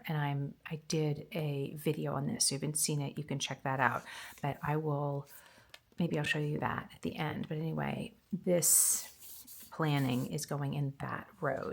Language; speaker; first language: English; native; English